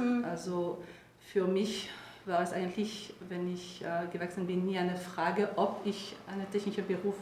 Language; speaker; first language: German; non-native, fluent; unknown